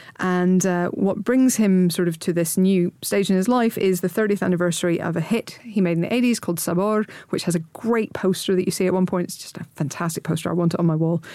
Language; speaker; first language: English; native; English